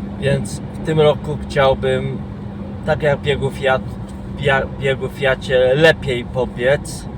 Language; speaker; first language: Polish; non-native, fluent; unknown